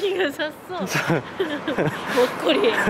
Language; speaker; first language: Korean; non-native, learner; Japanese